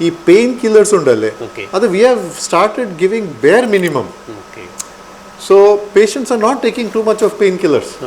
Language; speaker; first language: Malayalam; non-native, local second language; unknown